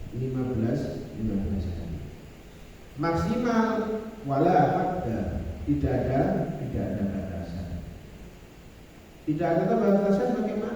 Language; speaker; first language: Indonesian; non-native, local second language; Javanese